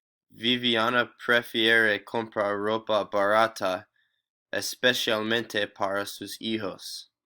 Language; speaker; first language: Spanish; non-native, learner; English